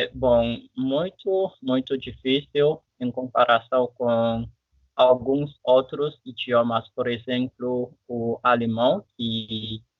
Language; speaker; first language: Portuguese; non-native, fluent; French